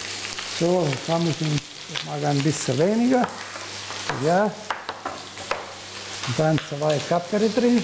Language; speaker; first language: German; non-native, learner; Italian